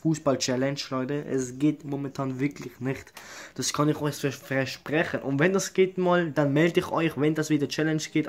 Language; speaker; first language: German; early bilingual, other home language; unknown